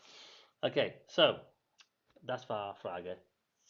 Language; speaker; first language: German; non-native, learner; English